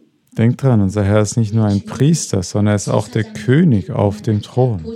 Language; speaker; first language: German; non-native, fluent; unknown